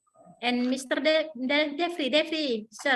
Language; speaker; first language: English; non-native, learner; Indonesian